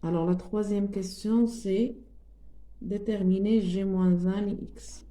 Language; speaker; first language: French; non-native, local second language; Arabic